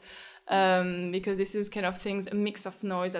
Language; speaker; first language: English; non-native, fluent; French